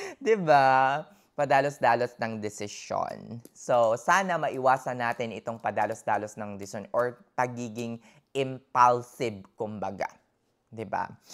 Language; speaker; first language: Filipino; native; Filipino